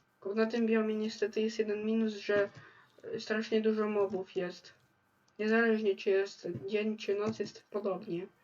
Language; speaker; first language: Polish; native; Polish